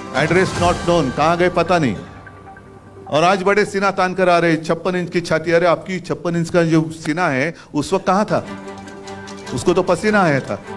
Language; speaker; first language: Hindi; non-native, local second language; Marathi